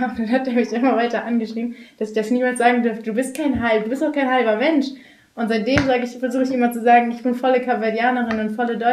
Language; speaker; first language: German; native; German